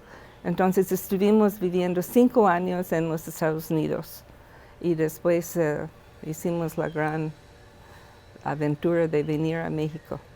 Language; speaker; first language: Spanish; non-native, fluent; English